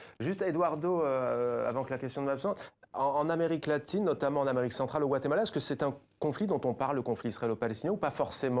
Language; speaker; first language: French; native; French